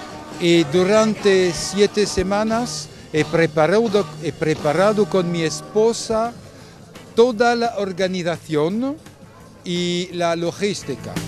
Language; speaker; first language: Spanish; non-native, fluent; French